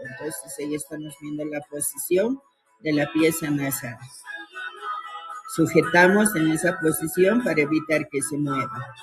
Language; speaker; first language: Spanish; native; Spanish